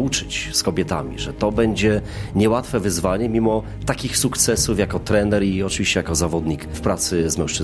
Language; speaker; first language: Polish; native; Polish